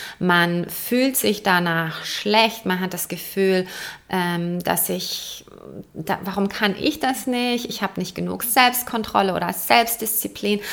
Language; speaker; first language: German; native; German